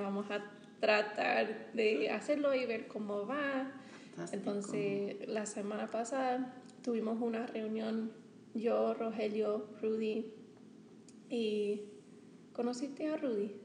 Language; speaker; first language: Spanish; non-native, fluent; English